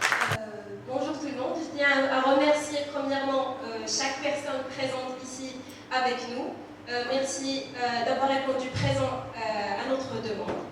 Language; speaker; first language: French; non-native, local second language; Arabic